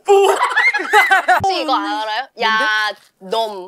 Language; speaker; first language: Korean; non-native, fluent; Thai